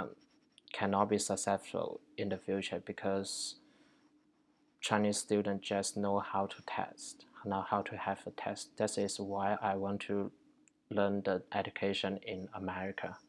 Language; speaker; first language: English; non-native, learner; Chinese